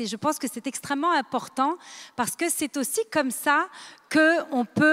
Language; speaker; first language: French; native; French